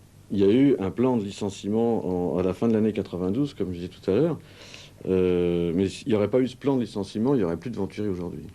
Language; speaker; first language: French; native; French